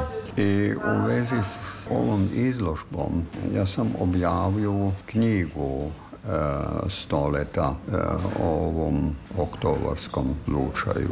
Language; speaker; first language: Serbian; non-native, fluent; German